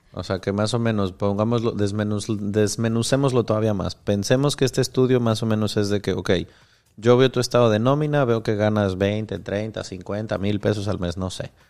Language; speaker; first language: Spanish; native; Spanish